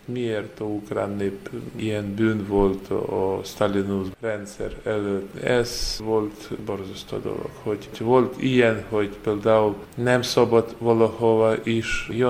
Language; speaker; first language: Hungarian; non-native, learner; Ukrainian